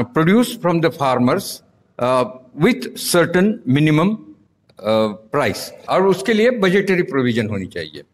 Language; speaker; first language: Hindi; non-native, local second language; Marathi